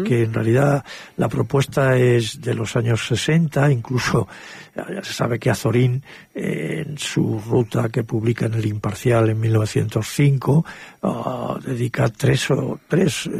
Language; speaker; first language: Spanish; native; Spanish